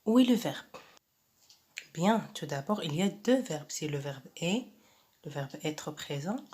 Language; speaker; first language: French; non-native, local second language; Arabic